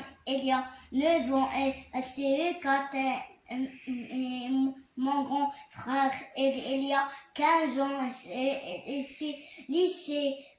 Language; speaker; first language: French; non-native, learner; Arabic